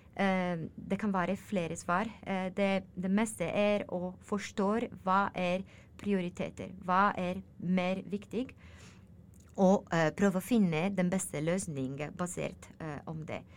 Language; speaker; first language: Norwegian; non-native, learner; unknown